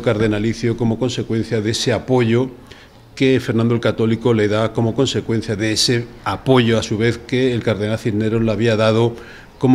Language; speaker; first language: Spanish; native; Spanish